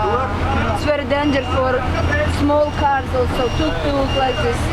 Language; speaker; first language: English; non-native, learner; Persian